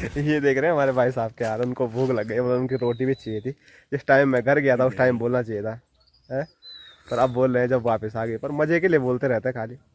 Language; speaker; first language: Hindi; native; Hindi